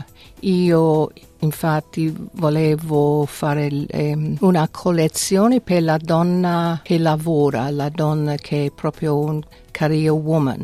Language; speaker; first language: Italian; non-native, fluent; English